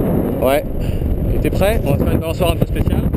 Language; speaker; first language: French; native; French